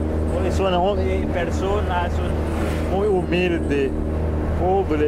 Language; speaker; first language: Spanish; non-native, fluent; Haitian Creole